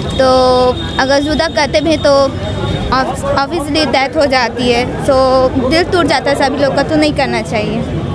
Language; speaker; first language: Hindi; native; Hindi